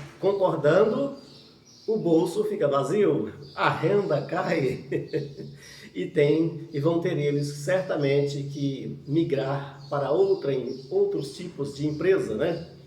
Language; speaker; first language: Portuguese; native; Portuguese